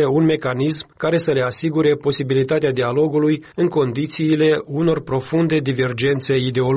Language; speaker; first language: Romanian; native; Romanian